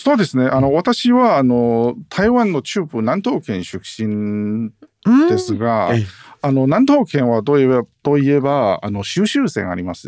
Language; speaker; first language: Japanese; non-native, learner; Chinese